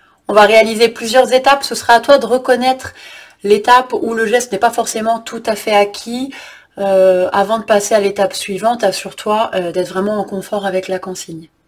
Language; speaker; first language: French; native; French